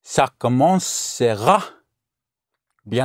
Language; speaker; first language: French; non-native, learner; English